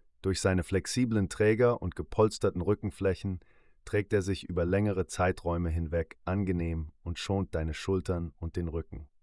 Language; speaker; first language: German; native; German